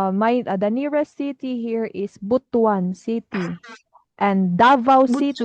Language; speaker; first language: English; non-native, fluent; Filipino